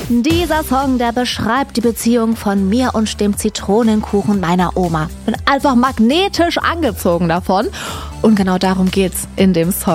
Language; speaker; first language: German; native; German